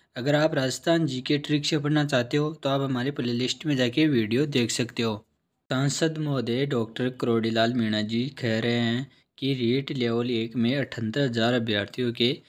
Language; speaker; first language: Hindi; native; Hindi